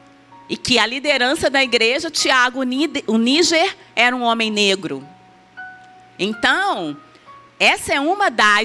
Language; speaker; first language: Portuguese; native; Portuguese